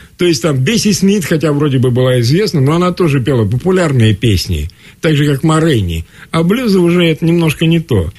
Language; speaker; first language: Russian; native; Russian